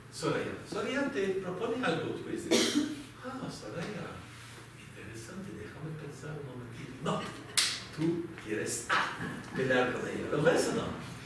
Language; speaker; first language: Spanish; non-native, fluent; French